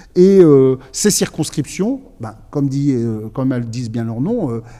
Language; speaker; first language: French; native; French